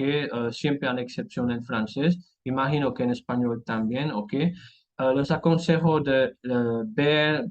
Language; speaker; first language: Spanish; non-native, fluent; French